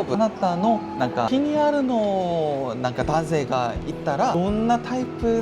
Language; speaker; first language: Japanese; non-native, learner; Korean